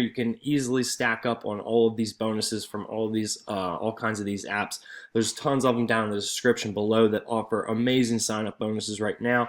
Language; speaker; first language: English; native; English